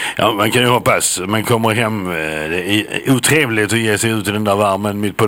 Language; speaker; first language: Swedish; native; Swedish